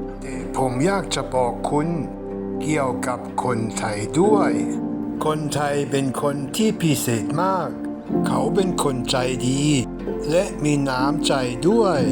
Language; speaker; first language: Thai; non-native, fluent; German